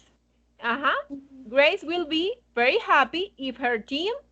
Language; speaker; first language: English; non-native, fluent; Spanish